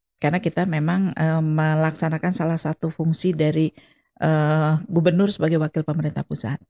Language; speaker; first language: Indonesian; non-native, local second language; Sundanese